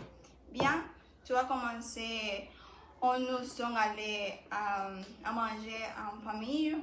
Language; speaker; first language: French; non-native, learner; Spanish